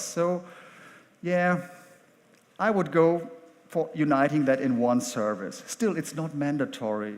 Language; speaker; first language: English; non-native, fluent; German